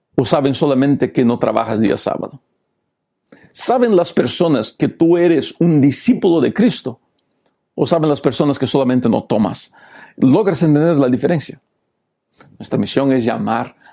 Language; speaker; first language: Spanish; non-native, local second language; Portuguese